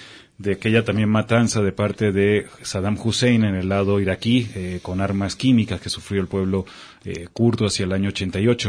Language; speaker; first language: Spanish; native; Spanish